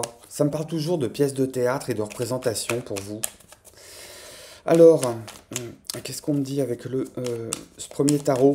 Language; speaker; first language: French; native; French